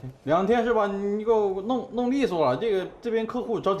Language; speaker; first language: Chinese; native; Chinese